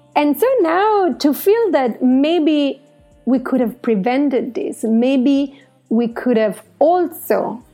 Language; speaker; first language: English; non-native, fluent; Italian